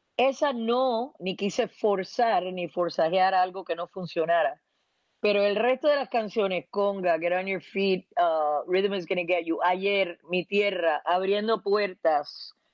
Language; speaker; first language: Spanish; early bilingual, heritage; Spanish